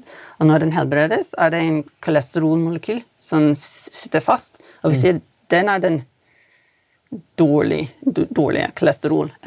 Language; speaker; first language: Norwegian; non-native, fluent; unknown